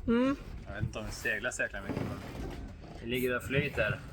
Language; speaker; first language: Swedish; native; Swedish